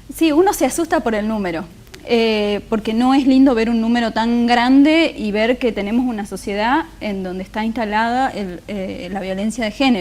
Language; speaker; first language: Spanish; native; Spanish